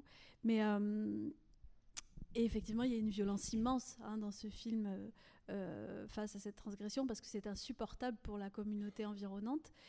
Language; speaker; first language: French; native; French